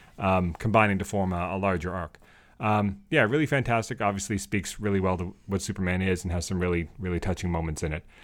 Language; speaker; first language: English; native; English